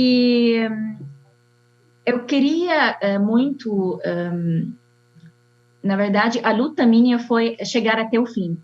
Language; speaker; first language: Portuguese; non-native, fluent; Arabic